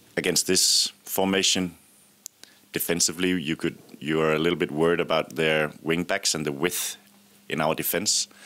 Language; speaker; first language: English; non-native, fluent; Danish